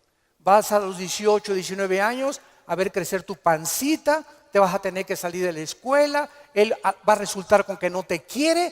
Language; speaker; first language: Spanish; native; Spanish